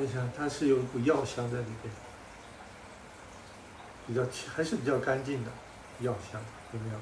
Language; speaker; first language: Chinese; native; Chinese